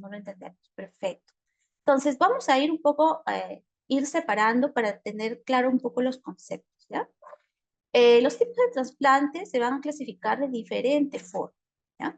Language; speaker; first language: Spanish; native; Spanish